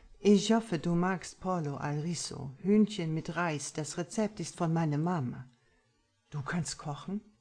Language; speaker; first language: German; native; German